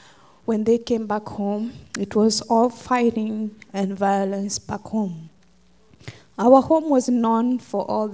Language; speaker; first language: English; non-native, local second language; Luo (Kenya and Tanzania)